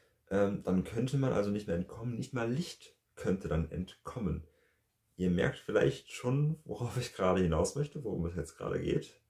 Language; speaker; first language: German; native; German